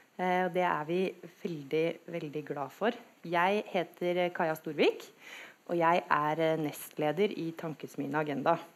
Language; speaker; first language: Norwegian; native; Norwegian